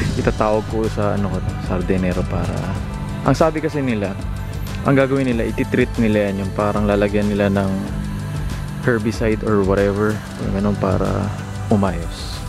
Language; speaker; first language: Filipino; native; Filipino